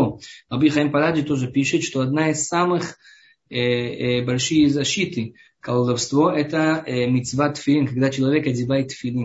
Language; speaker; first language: Russian; early bilingual, heritage; Hebrew